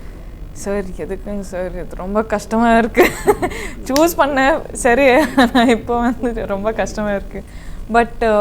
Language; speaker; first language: Tamil; non-native, learner; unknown